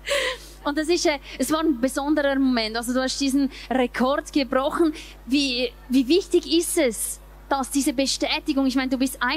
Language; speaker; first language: German; native; German